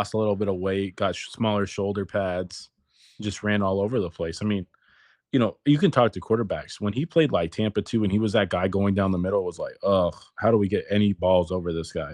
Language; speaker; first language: English; native; English